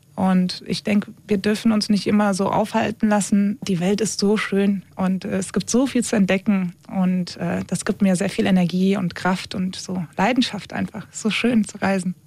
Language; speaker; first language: German; early bilingual, other home language; Turkish